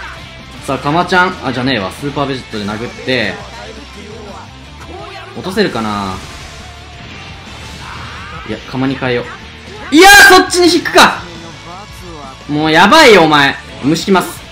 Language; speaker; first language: Japanese; native; Japanese